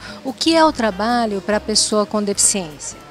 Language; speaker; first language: Portuguese; native; Portuguese